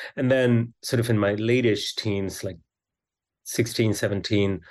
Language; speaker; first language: English; early bilingual, other home language; Swedish